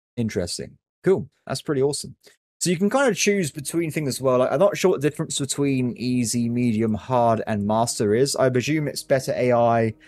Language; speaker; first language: English; native; English